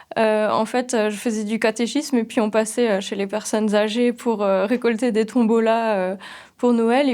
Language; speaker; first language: French; non-native, local second language; Swiss German